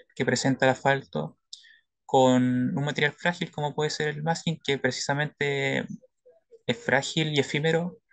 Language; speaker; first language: Spanish; native; Spanish